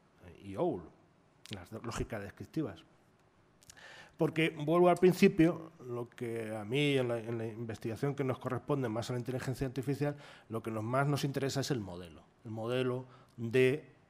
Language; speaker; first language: Spanish; native; Spanish